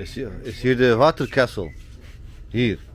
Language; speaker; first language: English; non-native, learner; Turkish